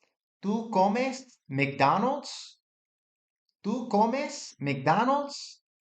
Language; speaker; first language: Spanish; non-native, fluent; English